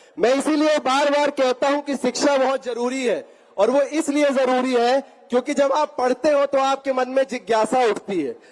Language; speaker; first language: Hindi; native; Hindi